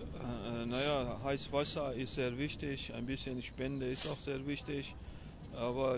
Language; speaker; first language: German; non-native, fluent; Persian